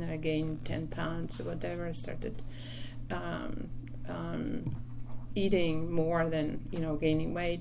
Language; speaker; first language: English; non-native, fluent; Polish